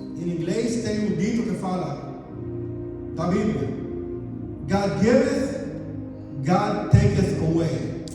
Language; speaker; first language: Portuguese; non-native, fluent; Spanish